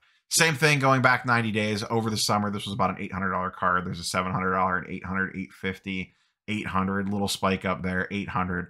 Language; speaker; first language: English; native; English